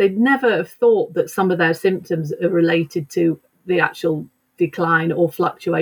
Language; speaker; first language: English; native; English